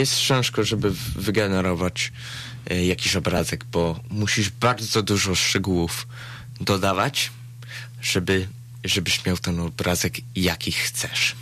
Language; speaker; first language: Polish; early bilingual, heritage; Polish